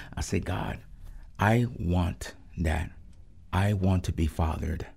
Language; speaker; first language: English; early bilingual, other home language; Spanish